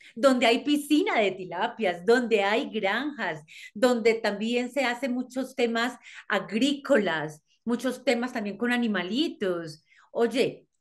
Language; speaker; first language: Spanish; native; Spanish